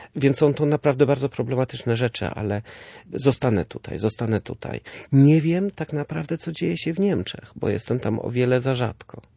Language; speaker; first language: Polish; early bilingual, heritage; Polish